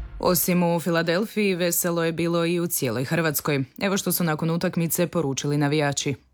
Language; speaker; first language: Croatian; native; Croatian